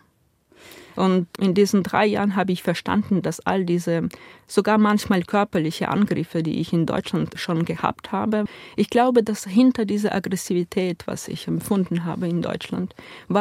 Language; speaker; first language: German; non-native, fluent; Ukrainian